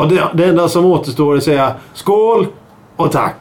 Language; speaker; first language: Swedish; native; Swedish